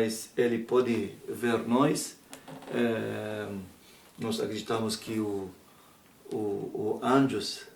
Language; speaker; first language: Portuguese; non-native, learner; Arabic